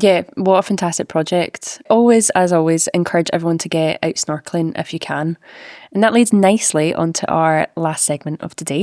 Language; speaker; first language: English; native; English